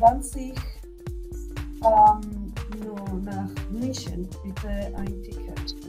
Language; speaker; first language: German; non-native, learner; Spanish